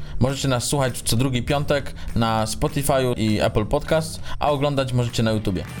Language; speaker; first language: Polish; native; Polish